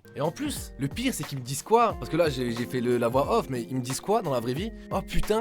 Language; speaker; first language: French; native; French